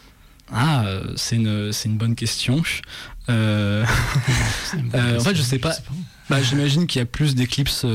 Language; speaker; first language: French; native; French